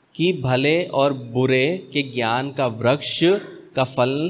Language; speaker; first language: Hindi; native; Hindi